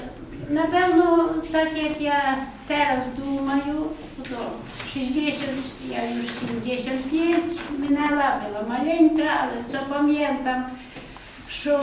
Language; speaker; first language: Polish; non-native, local second language; Ukrainian